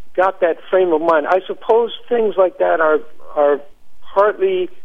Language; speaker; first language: English; native; English